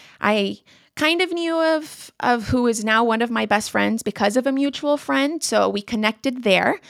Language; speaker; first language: English; non-native, local second language; Spanish